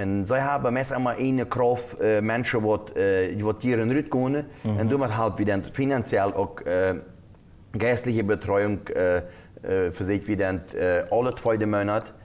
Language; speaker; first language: German; non-native, local second language; Plautdietsch